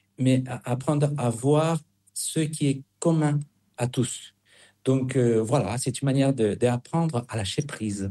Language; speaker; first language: French; non-native, fluent; Spanish